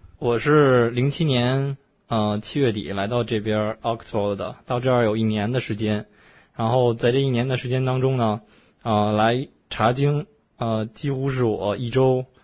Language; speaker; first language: Chinese; native; Chinese